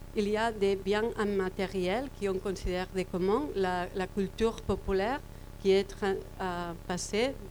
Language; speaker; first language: French; non-native, fluent; Spanish